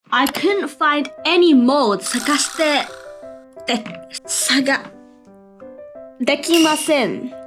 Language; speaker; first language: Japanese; non-native, learner; English